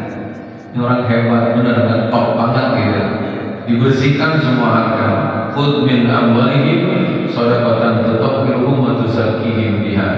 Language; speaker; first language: Indonesian; native; Indonesian